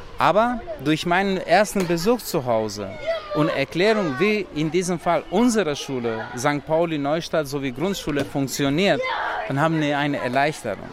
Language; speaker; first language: German; non-native, fluent; Romany